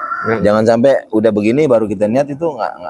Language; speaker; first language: Indonesian; native; Indonesian